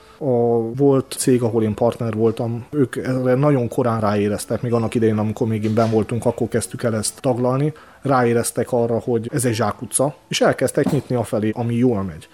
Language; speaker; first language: Hungarian; native; Hungarian